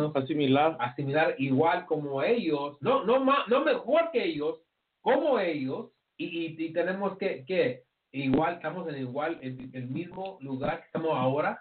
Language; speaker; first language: Spanish; early bilingual, heritage; Spanish